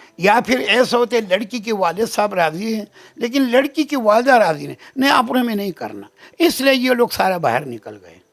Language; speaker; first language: Urdu; non-native, local second language; Pashto